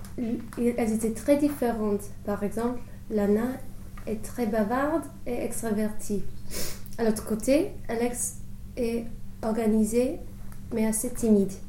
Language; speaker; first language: French; non-native, learner; English